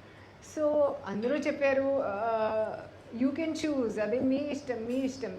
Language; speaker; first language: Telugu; non-native, learner; Hindi